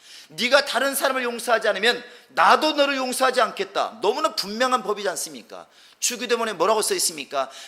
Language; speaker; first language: Korean; native; Korean